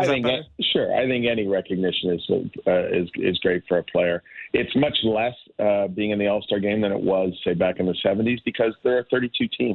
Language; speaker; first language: English; native; English